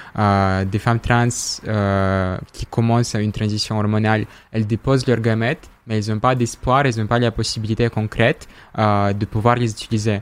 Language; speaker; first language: French; non-native, fluent; Russian